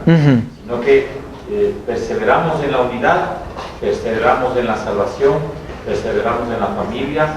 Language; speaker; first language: Spanish; native; Spanish